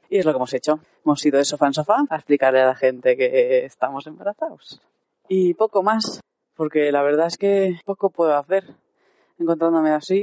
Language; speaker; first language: Spanish; native; Spanish